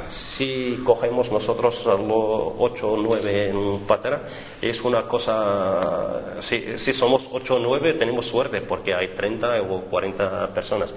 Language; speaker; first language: Spanish; non-native, fluent; Arabic